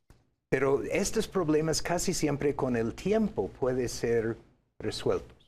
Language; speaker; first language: Spanish; non-native, fluent; English